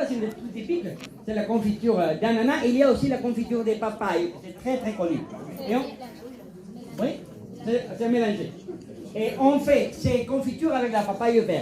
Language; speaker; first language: French; non-native, fluent; Spanish